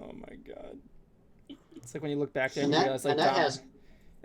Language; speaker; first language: English; native; English